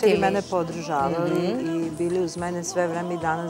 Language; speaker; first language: Serbian; native; Serbian